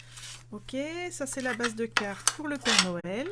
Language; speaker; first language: French; native; French